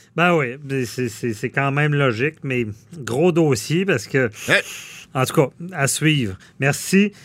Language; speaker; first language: French; native; French